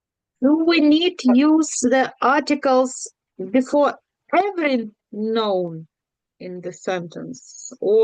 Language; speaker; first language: English; non-native, learner; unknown